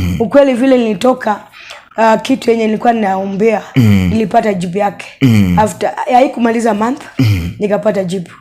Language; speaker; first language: Swahili; non-native, local second language; Luo (Kenya and Tanzania)